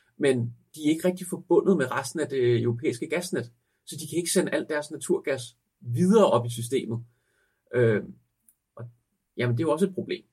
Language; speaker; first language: Danish; native; Danish